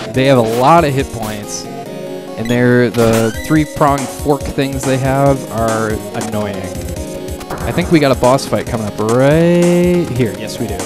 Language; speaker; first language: English; native; English